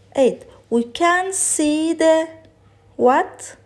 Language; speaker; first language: English; non-native, fluent; Kazakh